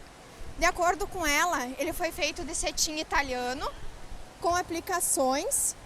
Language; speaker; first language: Portuguese; native; Portuguese